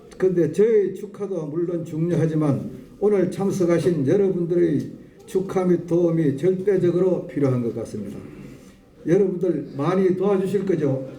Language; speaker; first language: Korean; native; Korean